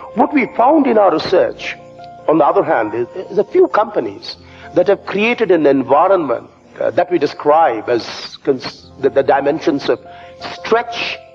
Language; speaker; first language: English; non-native, local second language; Bangla